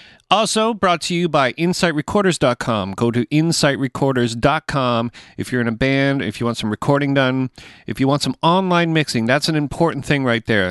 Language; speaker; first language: English; native; English